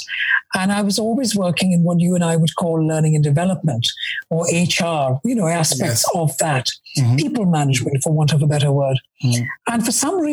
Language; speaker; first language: English; non-native, local second language; Malayalam